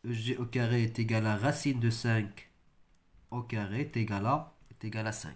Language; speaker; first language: French; non-native, local second language; Arabic